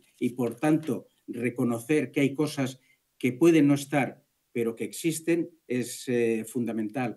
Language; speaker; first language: Spanish; native; Spanish